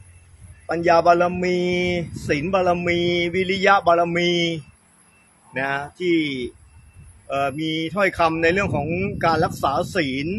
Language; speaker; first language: Thai; native; Thai